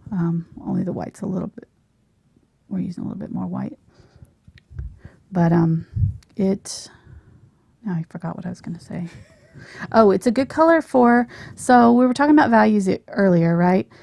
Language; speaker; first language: English; native; English